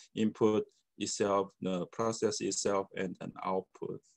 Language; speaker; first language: English; non-native, fluent; Korean